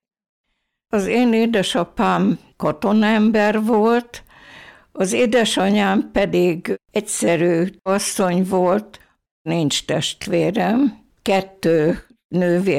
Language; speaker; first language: Hungarian; native; Hungarian